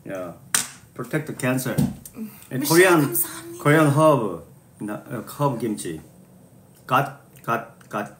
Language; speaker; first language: English; non-native, learner; Korean